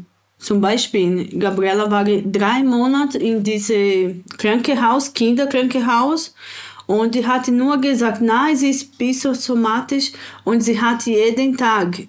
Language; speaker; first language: German; non-native, learner; Portuguese